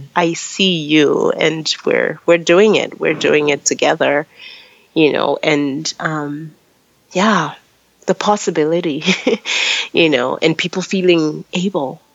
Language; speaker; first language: English; non-native, local second language; Tswana